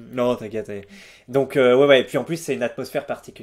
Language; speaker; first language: French; native; French